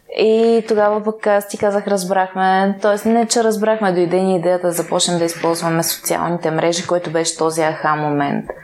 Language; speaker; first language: Bulgarian; native; Bulgarian